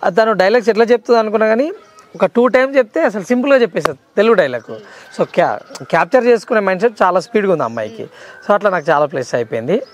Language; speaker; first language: Telugu; native; Telugu